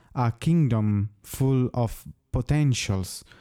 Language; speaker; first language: English; non-native, fluent; Italian